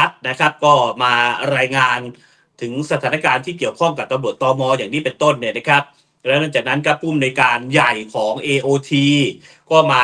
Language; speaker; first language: Thai; native; Thai